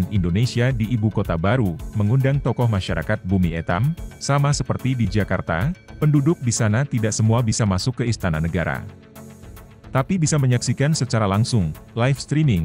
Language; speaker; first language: Indonesian; native; Indonesian